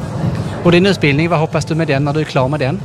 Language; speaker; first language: Swedish; native; Swedish